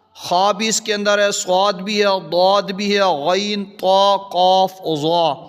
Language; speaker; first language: Urdu; non-native, local second language; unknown